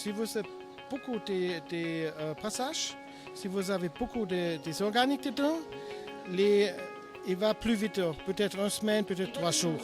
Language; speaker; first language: French; non-native, learner; German